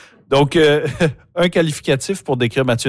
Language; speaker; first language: French; native; French